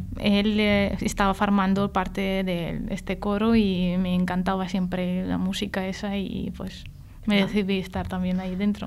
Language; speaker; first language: Spanish; non-native, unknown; Russian